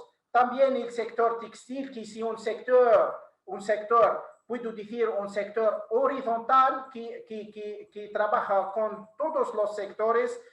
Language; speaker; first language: Spanish; non-native, fluent; Arabic